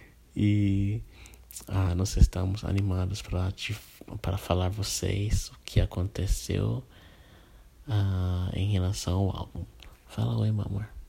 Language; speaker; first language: Portuguese; non-native, fluent; English